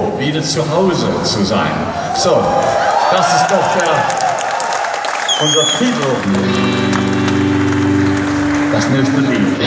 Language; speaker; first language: German; non-native, fluent; English